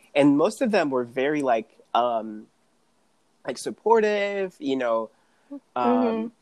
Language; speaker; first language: English; non-native, fluent; Rundi